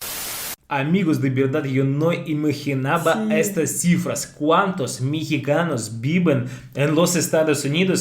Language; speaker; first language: Spanish; non-native, fluent; Russian